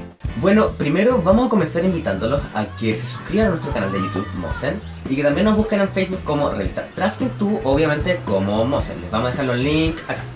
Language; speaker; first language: Spanish; native; Spanish